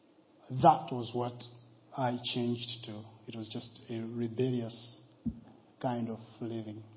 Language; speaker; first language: English; non-native, local second language; Nyanja